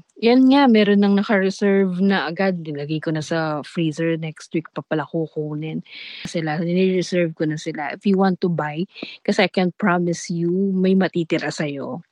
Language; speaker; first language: Filipino; non-native, local second language; Pampanga